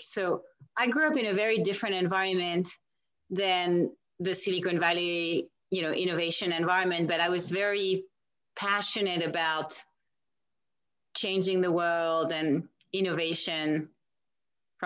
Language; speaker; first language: English; non-native, fluent; French